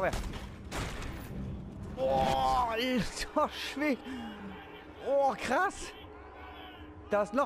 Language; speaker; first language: German; native; German